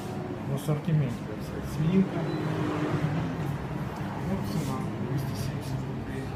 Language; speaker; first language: Russian; native; Russian